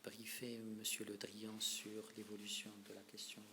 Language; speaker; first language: French; non-native, local second language; Arabic